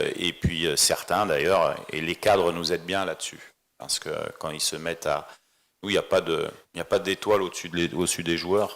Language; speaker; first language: French; native; French